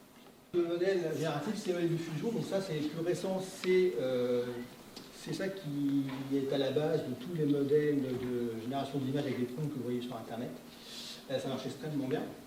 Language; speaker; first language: French; native; French